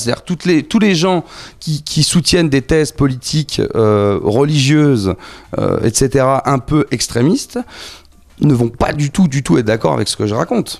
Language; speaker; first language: French; native; French